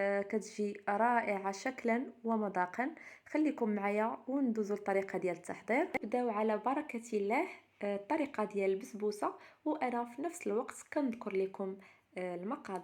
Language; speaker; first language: Arabic; native; Arabic